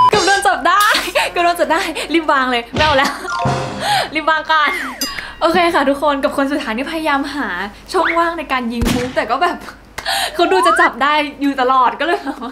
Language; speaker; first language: Thai; native; Thai